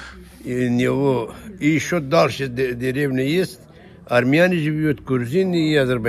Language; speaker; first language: Russian; non-native, local second language; Azerbaijani